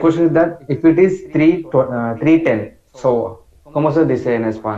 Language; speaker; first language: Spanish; non-native, learner; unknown